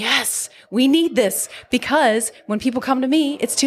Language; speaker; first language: English; native; English